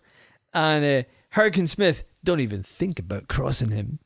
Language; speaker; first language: English; native; English